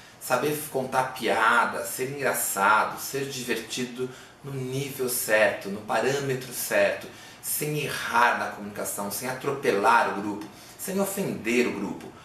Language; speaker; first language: Portuguese; native; Portuguese